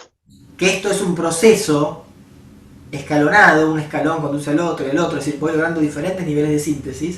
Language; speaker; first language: Spanish; native; Spanish